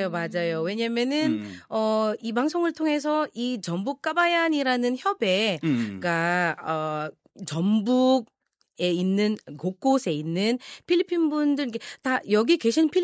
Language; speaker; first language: Korean; non-native, fluent; Filipino